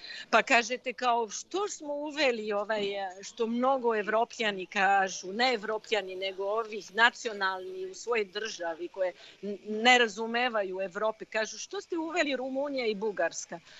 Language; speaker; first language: Croatian; non-native, fluent; French